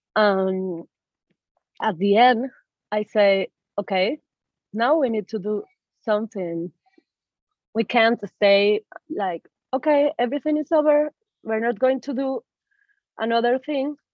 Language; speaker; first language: English; non-native, learner; Spanish